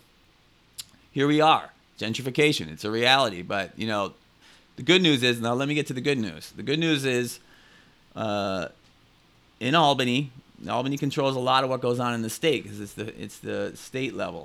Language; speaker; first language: English; native; English